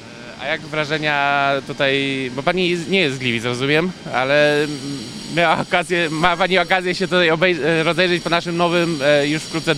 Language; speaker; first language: Polish; native; Polish